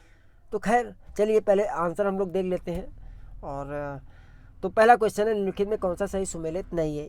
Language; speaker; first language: Hindi; native; Hindi